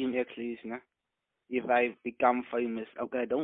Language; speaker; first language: English; non-native, local second language; Afrikaans